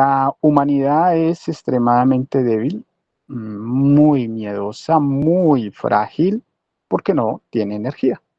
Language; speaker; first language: Spanish; native; Spanish